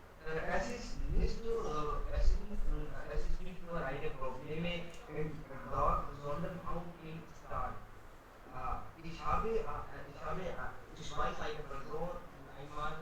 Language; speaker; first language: German; non-native, learner; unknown